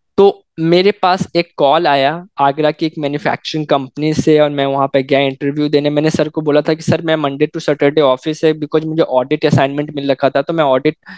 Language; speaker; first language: Hindi; native; Hindi